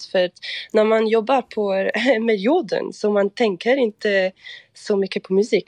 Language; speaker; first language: Swedish; non-native, fluent; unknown